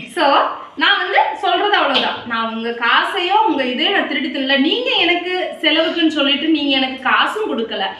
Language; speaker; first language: Tamil; non-native, local second language; Malayalam